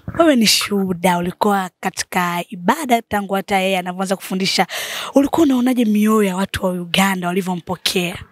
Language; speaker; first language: Swahili; native; Swahili